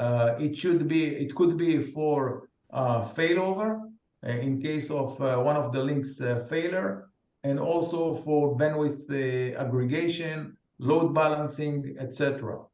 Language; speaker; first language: English; non-native, fluent; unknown